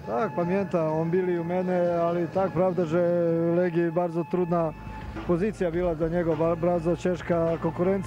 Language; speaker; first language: Polish; non-native, learner; Serbian